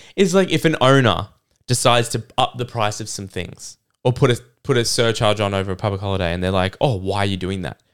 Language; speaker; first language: English; native; English